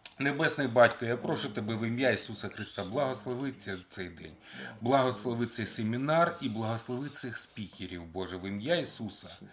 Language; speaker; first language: Ukrainian; native; Ukrainian